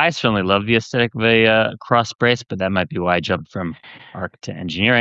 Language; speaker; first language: English; native; English